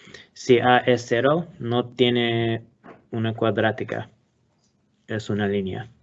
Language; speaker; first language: Spanish; non-native, learner; English